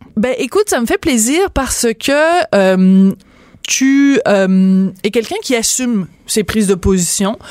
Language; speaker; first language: French; native; French